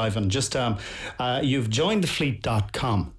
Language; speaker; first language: English; native; English